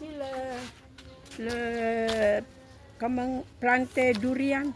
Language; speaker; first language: French; non-native, learner; Indonesian